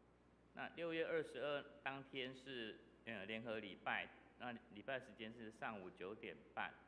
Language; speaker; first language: Chinese; native; Chinese